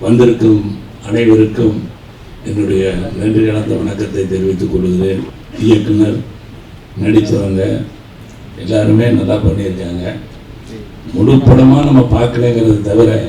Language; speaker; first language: Tamil; native; Tamil